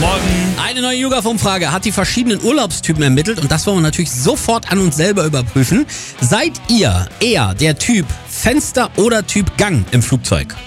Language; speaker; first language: German; native; German